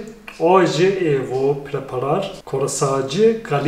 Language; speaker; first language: Portuguese; non-native, learner; Turkish